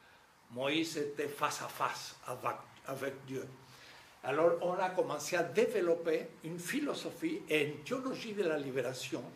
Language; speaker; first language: French; non-native, fluent; Spanish